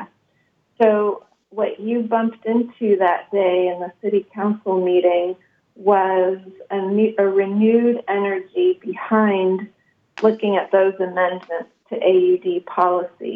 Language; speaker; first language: English; native; English